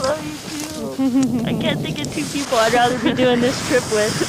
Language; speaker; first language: English; native; English